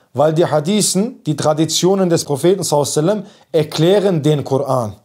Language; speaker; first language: German; early bilingual, other home language; Turkish